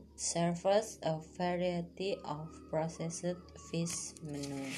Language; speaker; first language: English; non-native, fluent; Indonesian